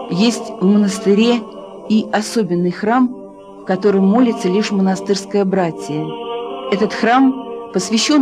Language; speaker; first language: Russian; native; Russian